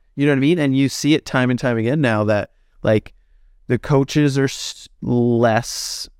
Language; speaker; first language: English; native; English